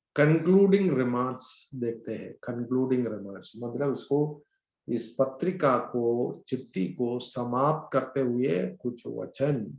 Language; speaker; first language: Hindi; non-native, local second language; Malayalam